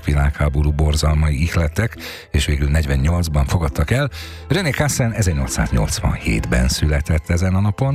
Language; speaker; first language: Hungarian; native; Hungarian